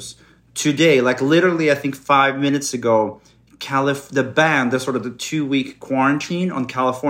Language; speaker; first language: English; non-native, fluent; Swedish